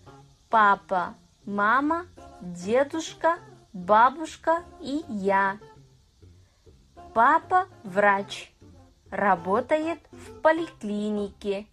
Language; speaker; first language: Russian; non-native, fluent; Kazakh